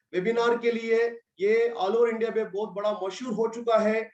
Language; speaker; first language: Hindi; non-native, local second language; Kannada